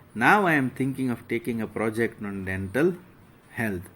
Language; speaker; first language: English; non-native, local second language; Gujarati